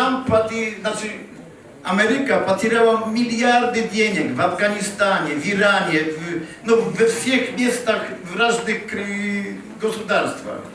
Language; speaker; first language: Russian; non-native, learner; Polish